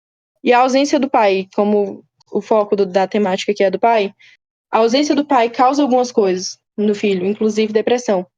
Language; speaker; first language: Portuguese; native; Portuguese